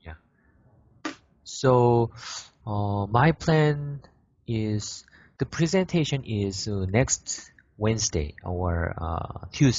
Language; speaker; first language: English; non-native, learner; Korean